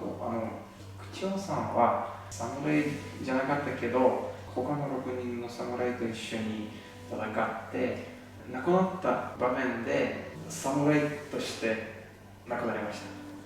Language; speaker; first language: Japanese; non-native, learner; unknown